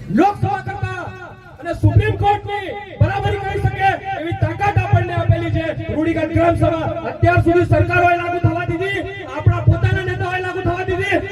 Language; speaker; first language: Gujarati; non-native, local second language; Bhili